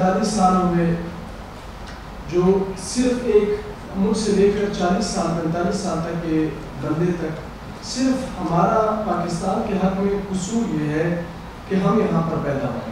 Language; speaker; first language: Urdu; non-native, local second language; Pashto